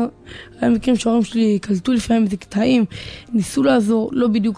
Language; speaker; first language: Hebrew; native; Hebrew